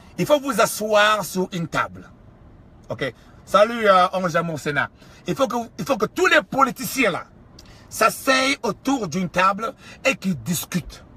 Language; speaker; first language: French; non-native, local second language; Kongo